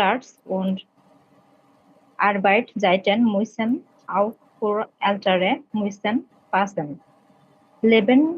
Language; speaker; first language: German; non-native, learner; Bangla